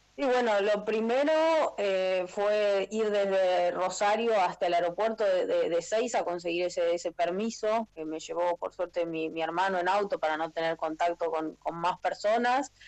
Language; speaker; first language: Spanish; native; Spanish